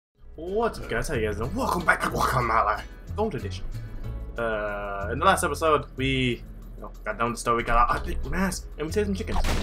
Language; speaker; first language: English; native; English